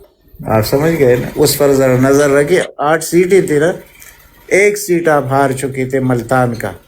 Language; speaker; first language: Urdu; native; Urdu